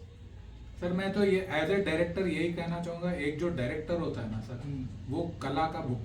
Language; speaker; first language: Hindi; native; Hindi